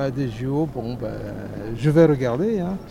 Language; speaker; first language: French; native; French